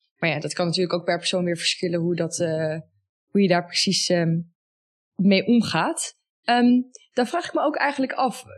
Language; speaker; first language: Dutch; native; Dutch